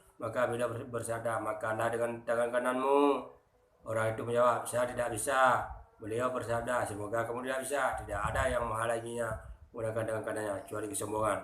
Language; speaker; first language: Malay; non-native, local second language; Achinese